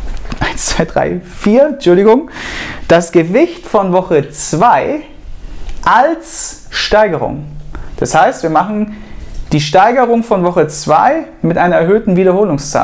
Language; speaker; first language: German; native; German